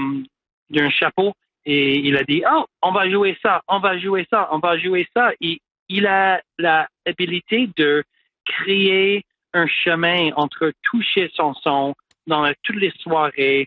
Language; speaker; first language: French; non-native, local second language; English